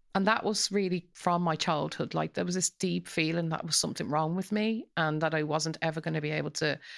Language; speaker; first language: English; native; English